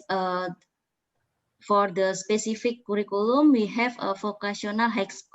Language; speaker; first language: English; non-native, learner; Indonesian